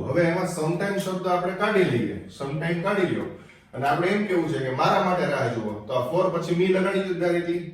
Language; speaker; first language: Gujarati; native; Gujarati